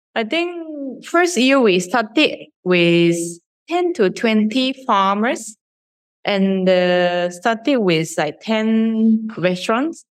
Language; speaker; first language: English; non-native, fluent; Japanese